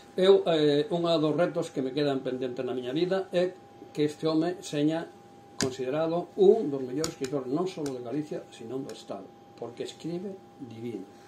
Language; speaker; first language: Galician; native; Galician